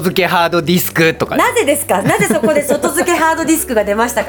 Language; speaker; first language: Japanese; native; Japanese